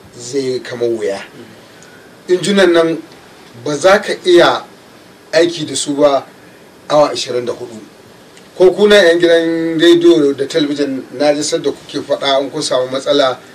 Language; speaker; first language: Hausa; native; Hausa